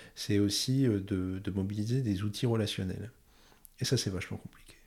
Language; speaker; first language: French; native; French